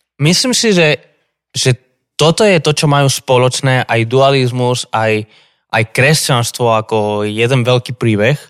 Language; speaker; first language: Slovak; non-native, fluent; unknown